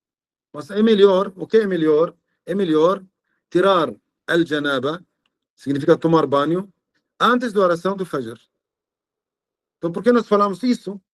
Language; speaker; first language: Portuguese; non-native, fluent; Arabic